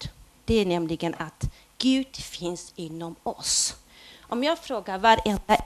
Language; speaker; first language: Swedish; non-native, local second language; Persian